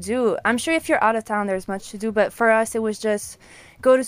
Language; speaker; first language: English; non-native, fluent; French